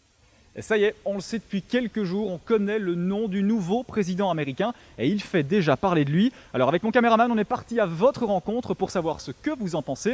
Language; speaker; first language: French; native; French